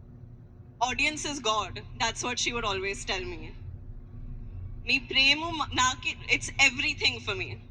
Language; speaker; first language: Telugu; non-native, local second language; Hindi